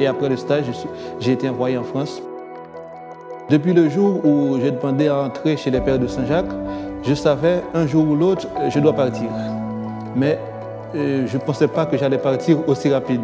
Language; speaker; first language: French; non-native, local second language; Haitian Creole